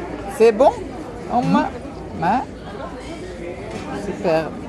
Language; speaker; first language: French; non-native, fluent; German